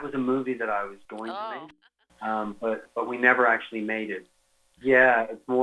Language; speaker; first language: English; native; English